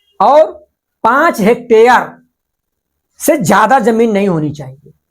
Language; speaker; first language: Hindi; non-native, local second language; Marathi